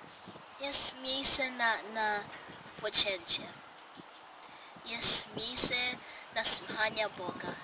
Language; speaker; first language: Polish; non-native, fluent; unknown